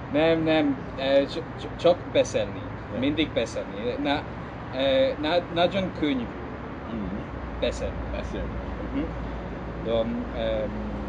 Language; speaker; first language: Hungarian; non-native, learner; English